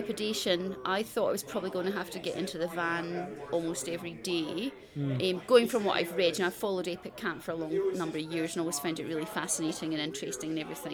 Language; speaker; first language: English; native; English